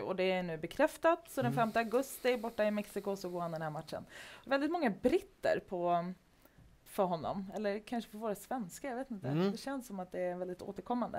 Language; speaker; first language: Swedish; native; Swedish